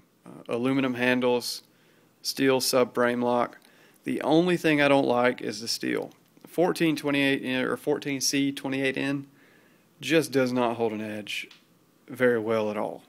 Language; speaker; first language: English; native; English